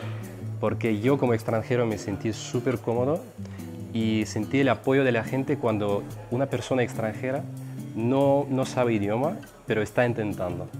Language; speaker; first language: Spanish; non-native, fluent; Russian